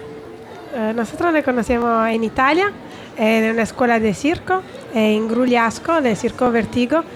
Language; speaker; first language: Spanish; non-native, fluent; Italian